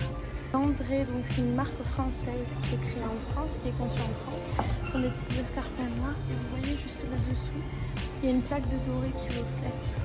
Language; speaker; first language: French; native; French